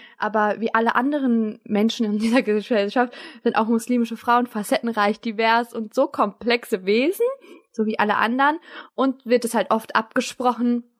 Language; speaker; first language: German; early bilingual, other home language; Turkish